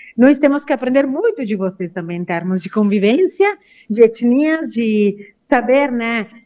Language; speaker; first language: Portuguese; non-native, fluent; Italian